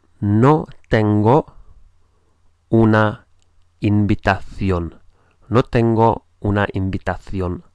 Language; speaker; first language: Spanish; non-native, fluent; English